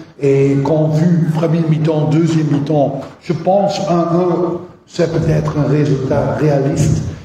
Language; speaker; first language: French; non-native, fluent; Dutch